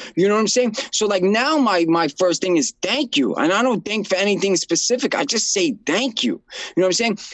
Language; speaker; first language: English; native; English